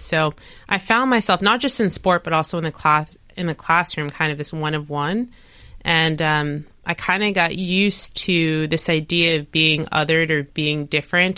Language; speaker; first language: English; native; English